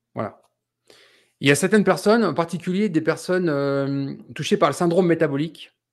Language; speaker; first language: French; native; French